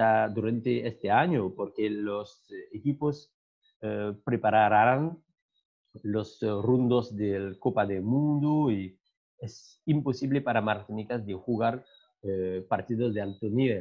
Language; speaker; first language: Spanish; non-native, learner; French